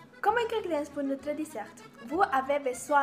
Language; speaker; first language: French; non-native, learner; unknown